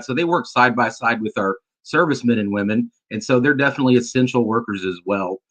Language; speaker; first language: English; native; English